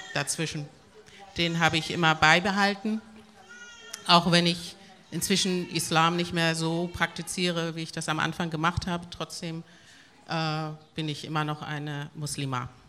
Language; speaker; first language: German; early bilingual, other home language; Spanish